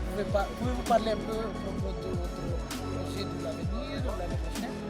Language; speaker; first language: French; non-native, local second language; Malagasy